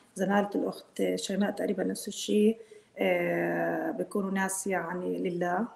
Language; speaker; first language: Arabic; native; Arabic